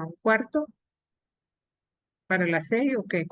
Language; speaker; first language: Spanish; native; Spanish